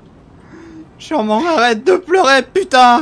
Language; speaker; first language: French; native; French